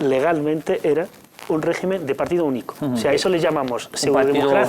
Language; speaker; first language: Spanish; native; Spanish